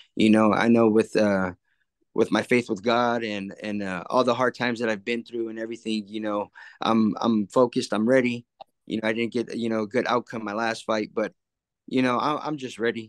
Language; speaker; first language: English; early bilingual, other home language; Spanish